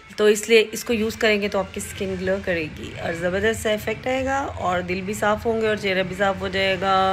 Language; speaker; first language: Urdu; native; Urdu